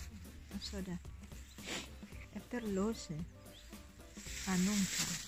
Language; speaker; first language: Danish; non-native, learner; Indonesian